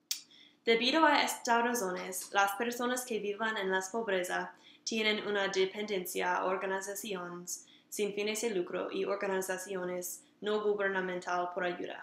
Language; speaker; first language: Spanish; non-native, learner; English